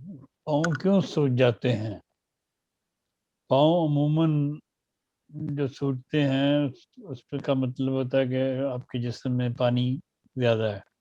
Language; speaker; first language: Urdu; native; Urdu